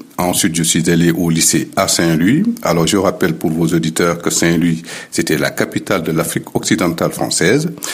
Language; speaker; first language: French; non-native, local second language; Fula